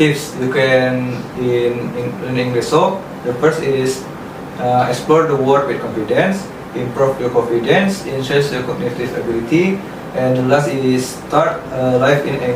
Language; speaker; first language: English; non-native, learner; Indonesian